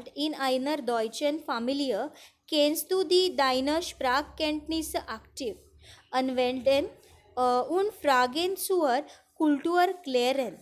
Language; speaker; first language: German; non-native, fluent; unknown